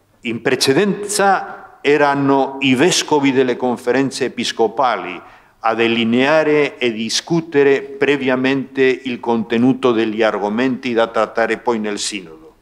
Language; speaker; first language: Italian; non-native, fluent; Spanish